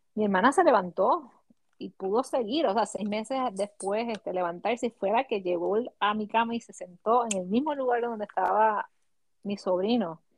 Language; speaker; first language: Spanish; native; Spanish